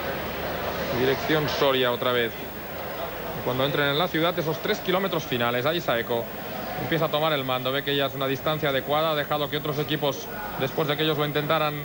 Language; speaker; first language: Spanish; native; Spanish